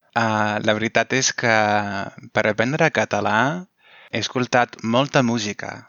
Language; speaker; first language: Catalan; non-native, fluent; English